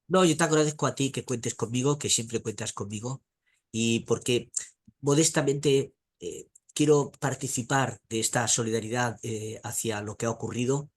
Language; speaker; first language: Spanish; native; Spanish